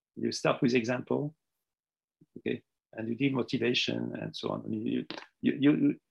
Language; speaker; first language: English; non-native, fluent; French